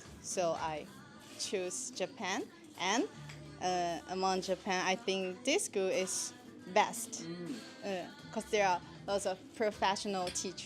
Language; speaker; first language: English; non-native, learner; Chinese